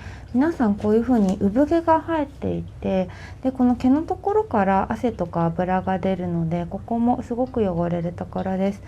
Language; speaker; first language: Japanese; native; Japanese